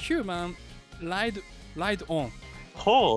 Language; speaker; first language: English; non-native, learner; Japanese